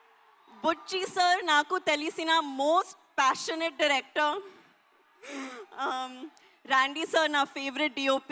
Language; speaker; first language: Telugu; non-native, learner; Hindi